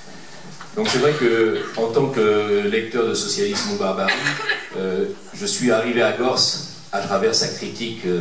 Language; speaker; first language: French; native; French